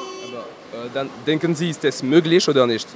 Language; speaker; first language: German; non-native, learner; French